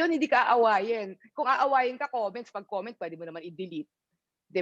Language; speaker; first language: Filipino; native; Filipino